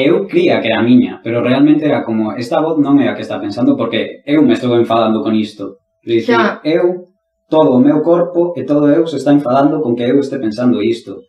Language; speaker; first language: Galician; non-native, local second language; Spanish